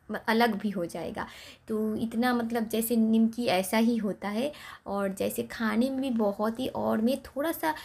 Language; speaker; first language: Hindi; non-native, local second language; Bangla